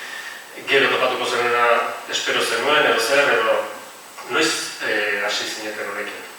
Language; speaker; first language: Basque; native; Basque